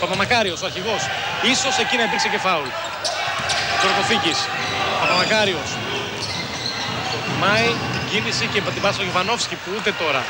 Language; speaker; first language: Greek; native; Greek